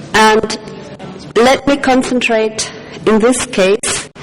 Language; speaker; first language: English; non-native, fluent; German